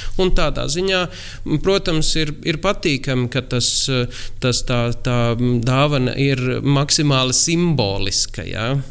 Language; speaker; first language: Latvian; native; Latvian